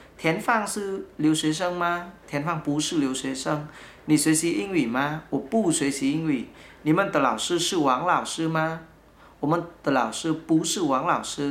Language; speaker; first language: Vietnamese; native; Vietnamese